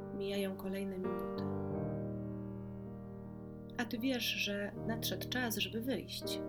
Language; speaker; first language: Polish; native; Polish